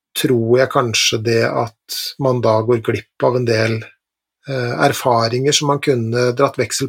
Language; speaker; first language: Norwegian; native; Norwegian